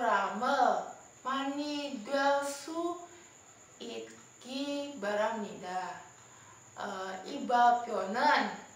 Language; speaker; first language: Korean; non-native, learner; Indonesian